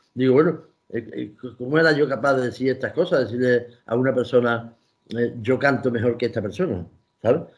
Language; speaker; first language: Spanish; native; Spanish